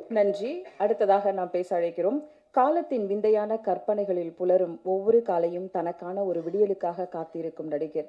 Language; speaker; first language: Tamil; native; Tamil